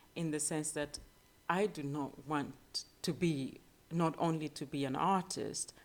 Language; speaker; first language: English; non-native, local second language; Luo (Kenya and Tanzania)